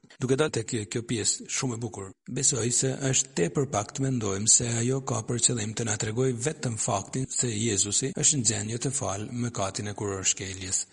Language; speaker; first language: Albanian; native; Albanian